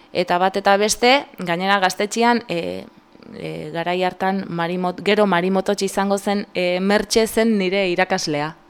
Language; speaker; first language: Basque; native; Basque